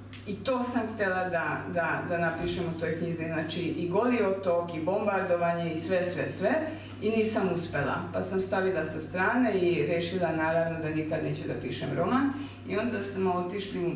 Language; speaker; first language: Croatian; non-native, local second language; Hungarian